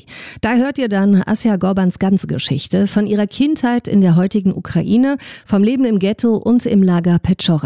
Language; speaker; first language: German; native; German